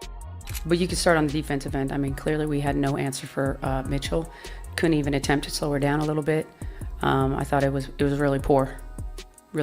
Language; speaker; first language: English; native; English